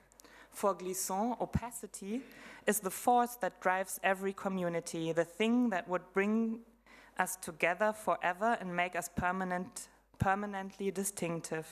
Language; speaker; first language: English; non-native, fluent; German